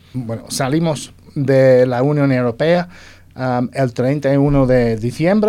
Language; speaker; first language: Spanish; non-native, fluent; English